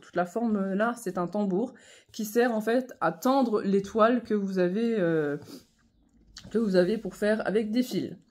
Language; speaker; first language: French; native; French